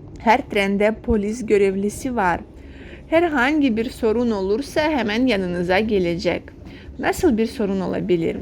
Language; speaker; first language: Turkish; non-native, fluent; Russian